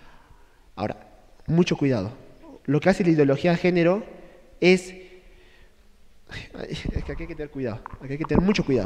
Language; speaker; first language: Spanish; native; Spanish